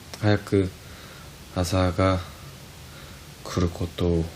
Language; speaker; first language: Japanese; non-native, fluent; Korean